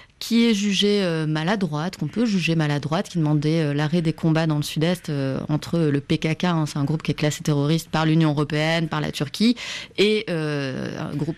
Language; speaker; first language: French; native; French